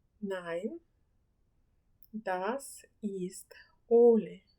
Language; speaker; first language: German; non-native, fluent; Ukrainian